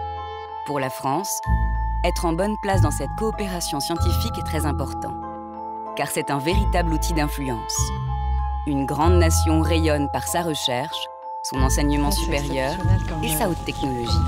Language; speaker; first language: French; native; French